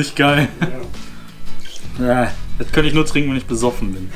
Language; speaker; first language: German; native; German